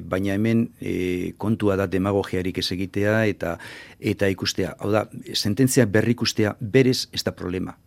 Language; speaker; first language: Basque; native; Basque